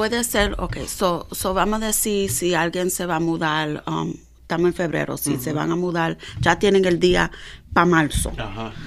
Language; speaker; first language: Spanish; early bilingual, heritage; Spanish